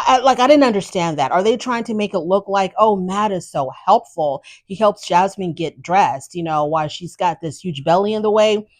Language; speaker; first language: English; native; English